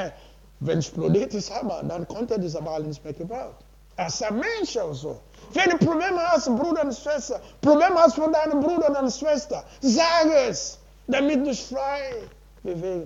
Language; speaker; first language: German; non-native, learner; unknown